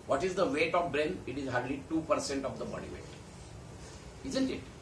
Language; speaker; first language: English; non-native, local second language; Marathi